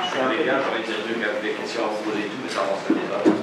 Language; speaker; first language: French; native; French